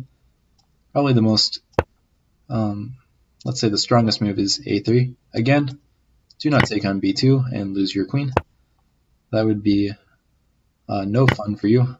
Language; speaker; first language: English; native; English